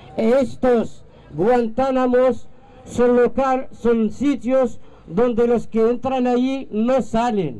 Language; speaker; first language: Spanish; non-native, fluent; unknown